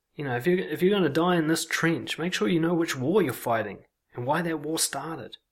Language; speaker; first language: English; native; English